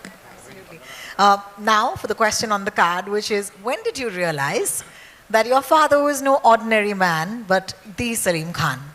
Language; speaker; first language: English; non-native, local second language; Hindi